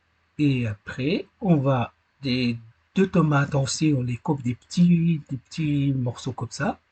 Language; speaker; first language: French; non-native, learner; Arabic